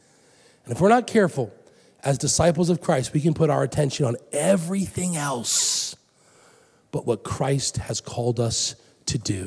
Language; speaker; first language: English; native; English